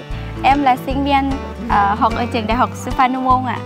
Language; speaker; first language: Vietnamese; non-native, fluent; Lao